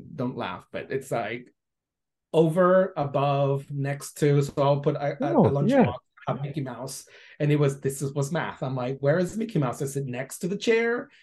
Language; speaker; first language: English; non-native, fluent; Spanish